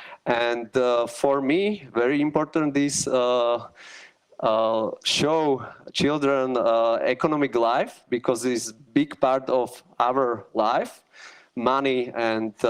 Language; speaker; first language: English; non-native, learner; Slovak